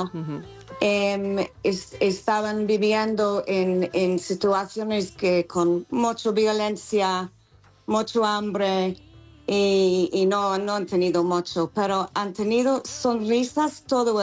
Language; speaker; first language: Spanish; non-native, fluent; English